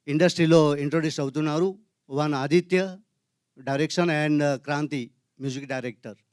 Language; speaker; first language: Telugu; non-native, local second language; Hindi